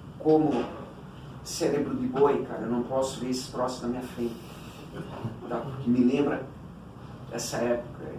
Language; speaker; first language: Portuguese; early bilingual, other home language; Cantonese